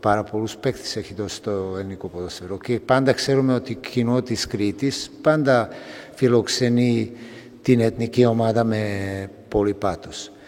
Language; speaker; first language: Greek; non-native, fluent; Serbian